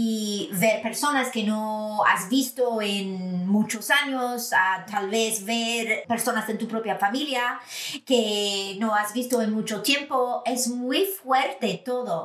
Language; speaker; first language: Spanish; non-native, fluent; English